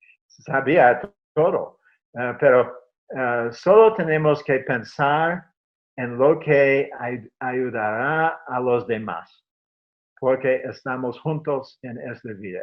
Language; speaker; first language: Spanish; non-native, fluent; English